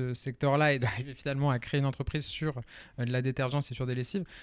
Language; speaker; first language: French; native; French